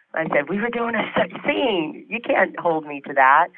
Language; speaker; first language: English; native; English